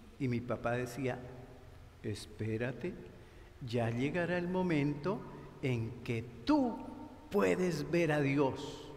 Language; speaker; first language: Spanish; native; Spanish